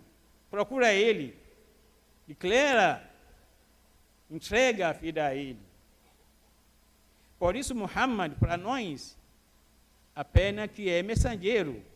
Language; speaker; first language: Portuguese; non-native, fluent; Arabic